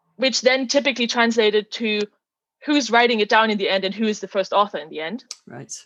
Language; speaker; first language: English; non-native, fluent; German